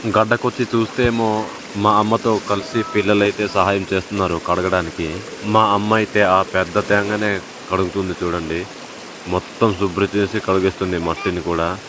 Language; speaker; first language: Telugu; non-native, local second language; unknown